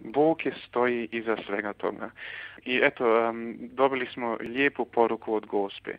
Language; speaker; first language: Croatian; early bilingual, heritage; Croatian